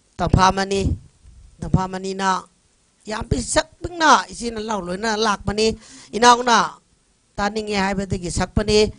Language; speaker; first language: Manipuri; native; Manipuri